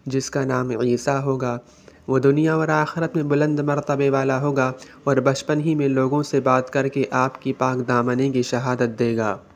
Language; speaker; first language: Urdu; native; Urdu